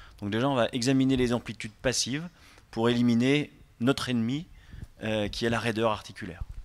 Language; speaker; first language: French; native; French